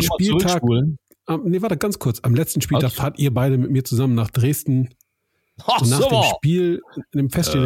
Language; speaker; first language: German; native; German